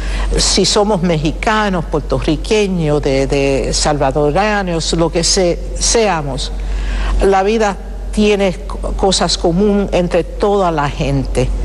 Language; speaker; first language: Spanish; early bilingual, heritage; Spanish